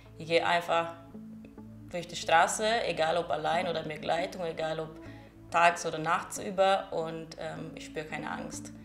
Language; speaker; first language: German; non-native, fluent; Portuguese